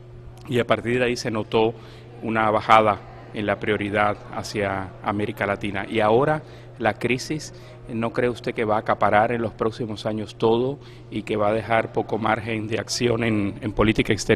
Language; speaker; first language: Spanish; native; Spanish